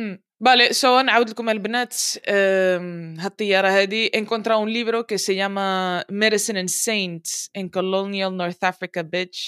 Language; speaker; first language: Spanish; early bilingual, other home language; Arabic